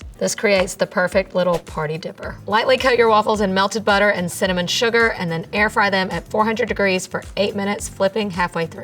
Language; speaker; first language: English; native; English